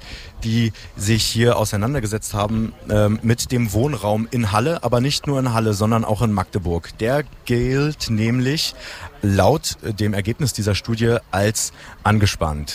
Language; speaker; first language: German; native; German